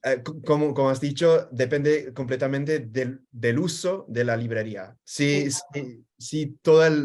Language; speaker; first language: Spanish; non-native, fluent; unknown